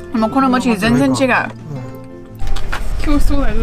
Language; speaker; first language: Japanese; non-native, learner; English